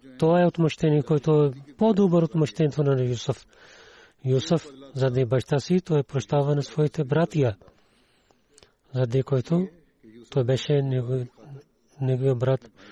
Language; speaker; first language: Bulgarian; non-native, learner; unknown